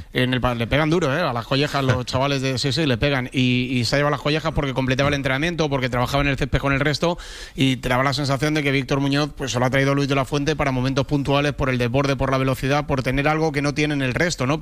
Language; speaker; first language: Spanish; native; Spanish